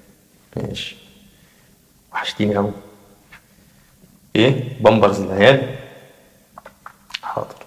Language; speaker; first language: Arabic; native; Arabic